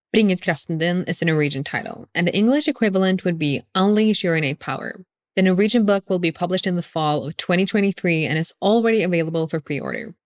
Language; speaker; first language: English; non-native, fluent; Norwegian